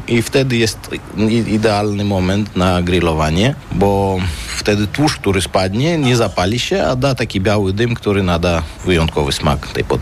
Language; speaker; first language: Polish; non-native, fluent; Armenian